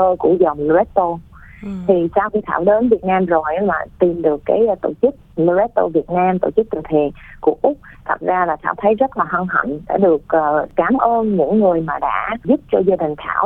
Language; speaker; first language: Vietnamese; early bilingual, heritage; Vietnamese